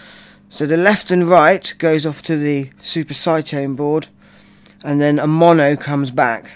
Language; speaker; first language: English; native; English